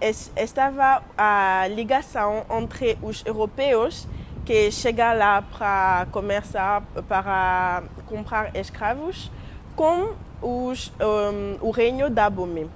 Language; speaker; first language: Portuguese; non-native, learner; French